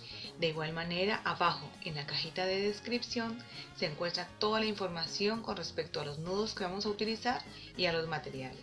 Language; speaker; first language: Spanish; native; Spanish